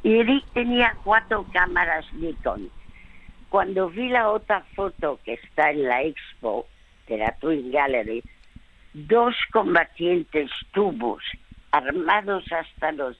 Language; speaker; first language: Spanish; early bilingual, other home language; French